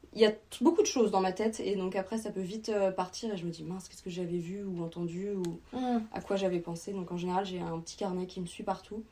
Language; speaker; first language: French; native; French